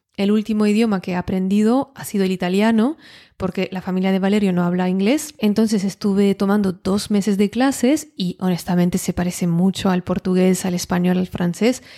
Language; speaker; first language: Spanish; non-native, fluent; French